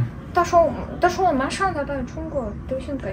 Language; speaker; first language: Chinese; non-native, learner; Ukrainian